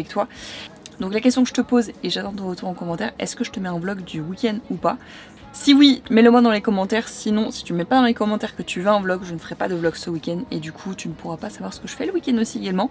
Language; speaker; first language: French; native; French